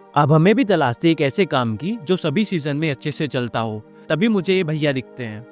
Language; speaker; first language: Hindi; native; Hindi